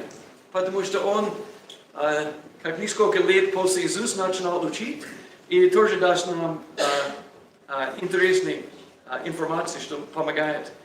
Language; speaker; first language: Russian; non-native, learner; English